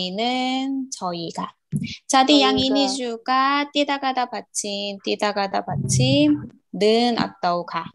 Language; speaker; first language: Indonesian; non-native, learner; Korean